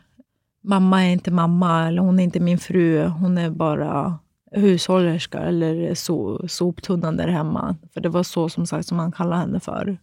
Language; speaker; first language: Swedish; native; Swedish